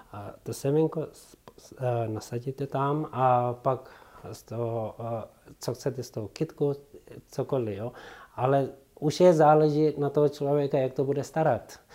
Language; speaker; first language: Czech; non-native, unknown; Tibetan